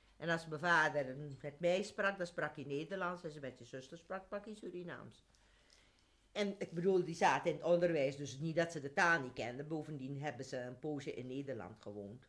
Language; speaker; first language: Dutch; native; Dutch